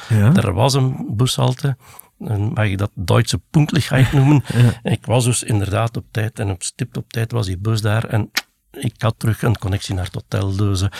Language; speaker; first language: Dutch; native; Dutch